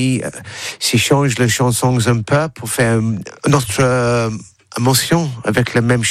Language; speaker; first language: French; non-native, learner; English